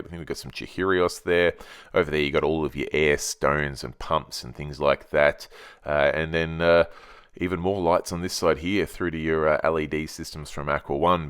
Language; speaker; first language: English; native; English